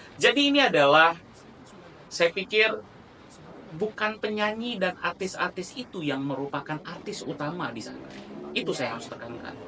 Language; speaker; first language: Indonesian; native; Indonesian